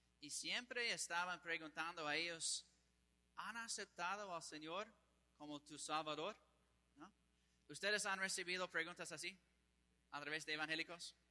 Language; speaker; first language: Spanish; non-native, fluent; English